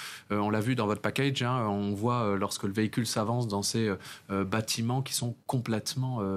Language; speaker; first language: French; native; French